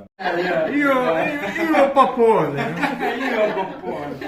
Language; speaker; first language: Italian; non-native, learner; Ukrainian